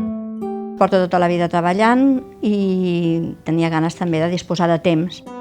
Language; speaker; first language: Catalan; native; Catalan